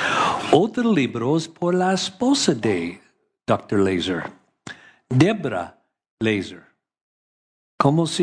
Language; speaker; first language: Spanish; non-native, learner; English